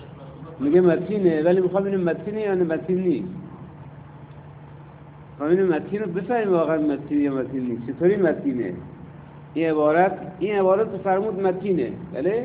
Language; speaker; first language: Persian; native; Persian